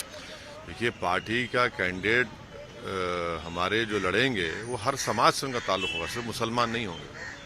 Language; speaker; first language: Hindi; native; Hindi